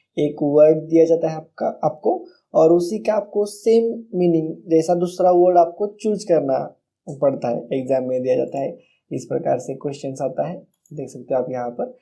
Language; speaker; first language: Hindi; non-native, local second language; Marathi